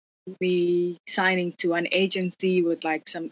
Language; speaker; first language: English; non-native, local second language; Acoli